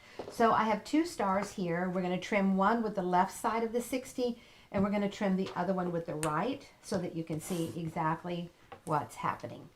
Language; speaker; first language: English; native; English